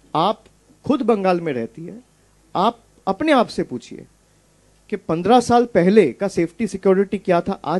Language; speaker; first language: Hindi; non-native, local second language; Bangla